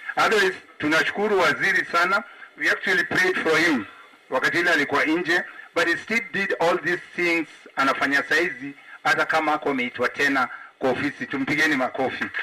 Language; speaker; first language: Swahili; non-native, local second language; Luo (Kenya and Tanzania)